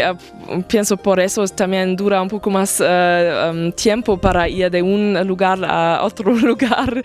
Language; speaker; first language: Spanish; non-native, fluent; German